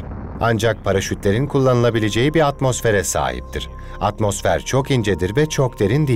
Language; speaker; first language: Turkish; native; Turkish